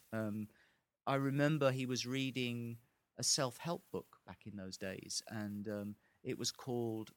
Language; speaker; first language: English; native; English